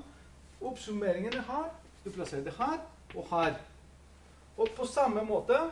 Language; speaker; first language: Norwegian; non-native, fluent; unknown